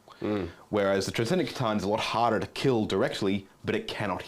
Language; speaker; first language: English; native; English